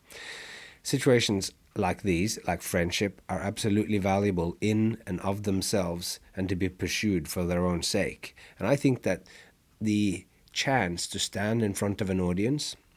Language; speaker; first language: English; non-native, fluent; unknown